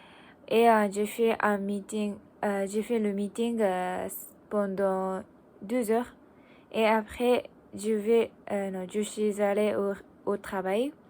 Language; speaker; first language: French; non-native, learner; Japanese